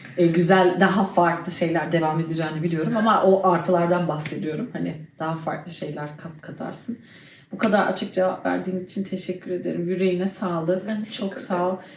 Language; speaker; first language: Turkish; early bilingual, heritage; Turkish